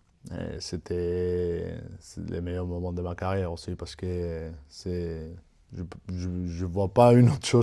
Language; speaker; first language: French; non-native, fluent; Spanish